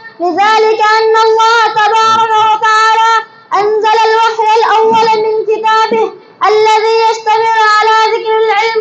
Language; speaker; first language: Arabic; non-native, learner; Urdu